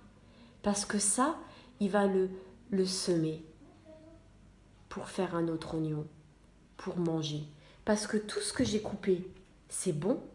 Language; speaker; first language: French; native; French